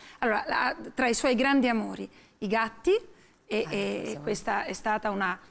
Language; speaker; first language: Italian; native; Italian